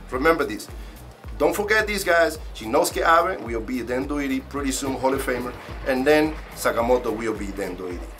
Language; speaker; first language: English; non-native, fluent; Spanish